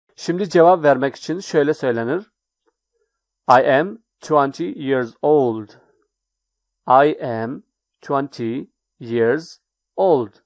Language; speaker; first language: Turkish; non-native, learner; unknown